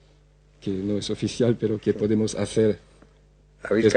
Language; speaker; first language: Spanish; non-native, fluent; French